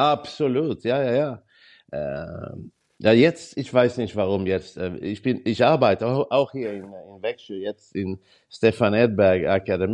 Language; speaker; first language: German; non-native, learner; Swedish